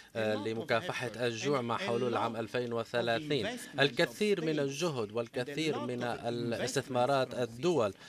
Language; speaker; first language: Arabic; non-native, fluent; Italian